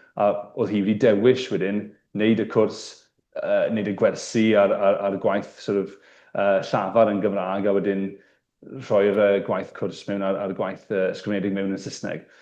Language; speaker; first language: Welsh; native; Welsh